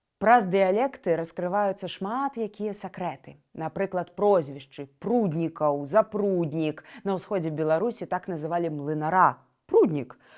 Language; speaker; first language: Belarusian; native; Belarusian